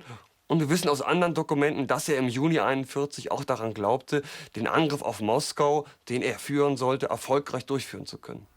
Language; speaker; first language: German; native; German